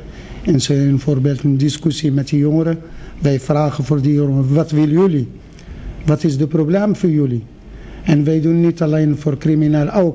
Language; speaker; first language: Dutch; non-native, fluent; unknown